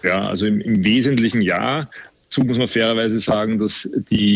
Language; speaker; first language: German; native; German